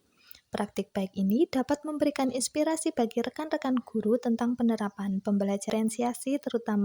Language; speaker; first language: Indonesian; native; Indonesian